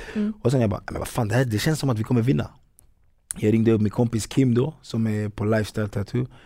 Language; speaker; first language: Swedish; early bilingual, other home language; Ganda